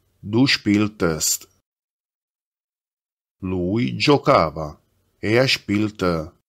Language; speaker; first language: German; non-native, fluent; Italian